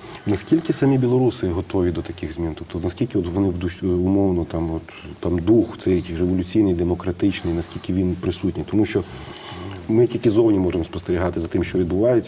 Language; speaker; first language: Ukrainian; native; Ukrainian